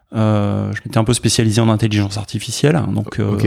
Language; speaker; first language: French; native; French